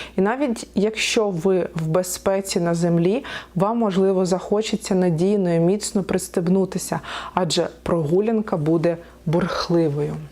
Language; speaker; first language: Ukrainian; non-native, local second language; Russian